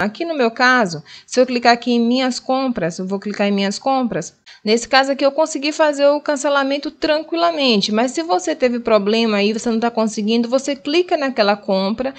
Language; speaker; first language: Portuguese; native; Portuguese